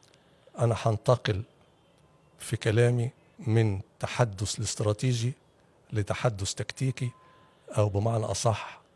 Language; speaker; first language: Arabic; native; Arabic